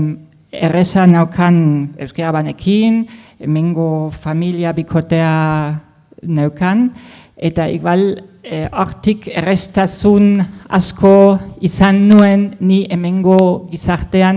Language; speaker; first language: Basque; non-native, fluent; German